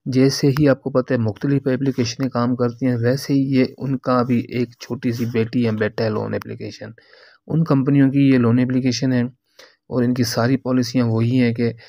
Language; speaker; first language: Urdu; native; Urdu